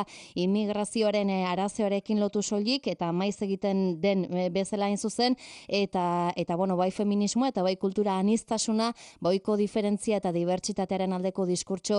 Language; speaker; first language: Basque; native; Basque